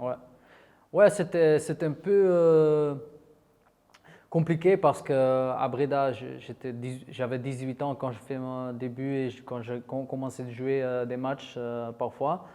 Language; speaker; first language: French; non-native, fluent; Dutch